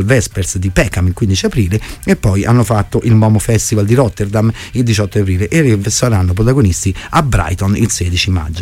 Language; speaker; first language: Italian; native; Italian